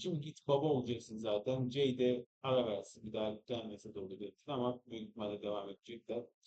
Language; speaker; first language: Turkish; native; Turkish